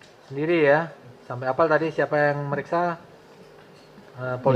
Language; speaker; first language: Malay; non-native, local second language; Javanese